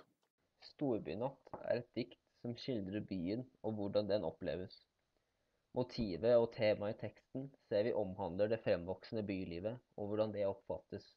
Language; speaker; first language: Norwegian; native; Norwegian